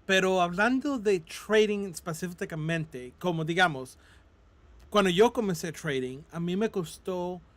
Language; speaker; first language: Spanish; non-native, fluent; English